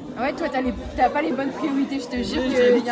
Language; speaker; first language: French; native; French